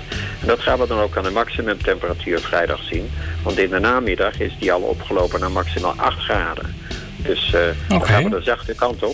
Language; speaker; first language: Dutch; native; Dutch